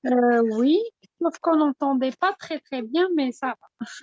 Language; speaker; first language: French; non-native, local second language; Arabic